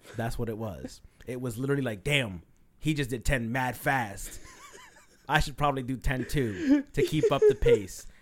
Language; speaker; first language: English; early bilingual, other home language; Spanish